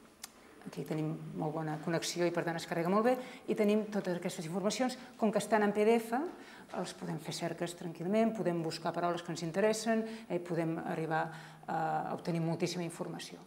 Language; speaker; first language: Catalan; native; Catalan